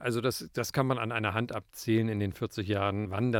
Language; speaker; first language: German; native; German